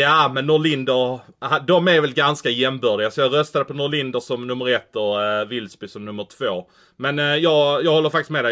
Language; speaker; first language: Swedish; native; Swedish